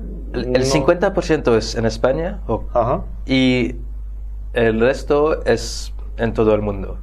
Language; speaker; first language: Spanish; non-native, fluent; French